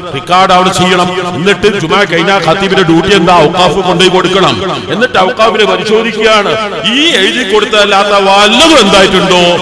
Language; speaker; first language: Malayalam; native; Malayalam